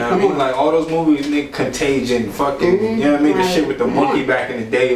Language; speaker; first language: English; native; English